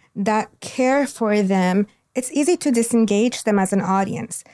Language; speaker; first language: English; non-native, fluent; Spanish